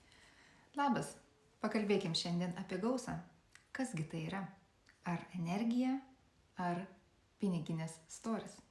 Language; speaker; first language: Lithuanian; native; Lithuanian